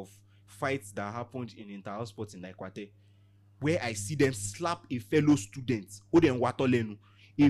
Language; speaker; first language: English; non-native, local second language; Yoruba